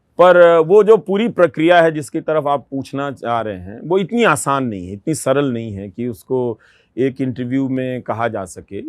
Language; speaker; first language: Hindi; non-native, local second language; Bhojpuri